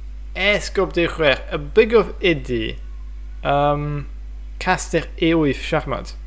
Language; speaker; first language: Welsh; non-native, fluent; English